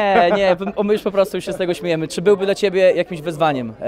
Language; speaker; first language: Polish; native; Polish